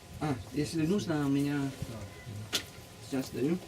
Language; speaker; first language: Russian; non-native, learner; Italian